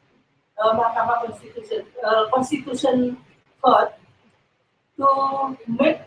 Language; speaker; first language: English; non-native, learner; Indonesian